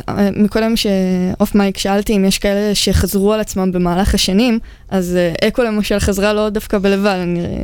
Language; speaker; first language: Hebrew; native; Hebrew